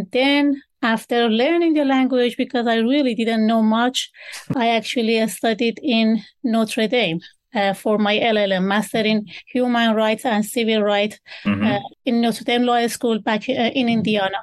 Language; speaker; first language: English; non-native, fluent; Persian